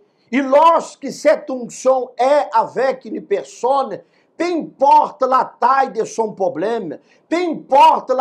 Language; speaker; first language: French; non-native, fluent; Portuguese